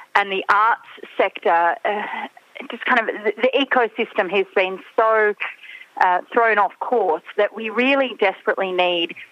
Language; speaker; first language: English; native; English